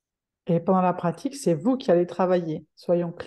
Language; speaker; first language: French; native; French